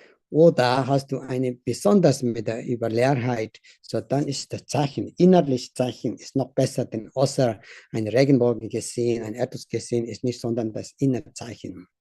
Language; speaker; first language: German; non-native, learner; Tibetan